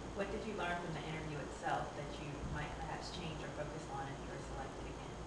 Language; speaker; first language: English; native; English